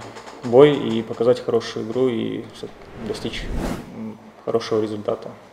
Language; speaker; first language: Russian; native; Russian